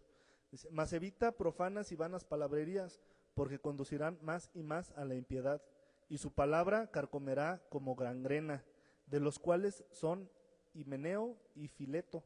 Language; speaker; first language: Spanish; native; Spanish